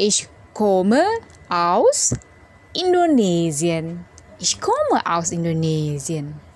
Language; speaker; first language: German; non-native, learner; Indonesian